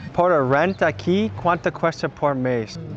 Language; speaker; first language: Spanish; non-native, learner; English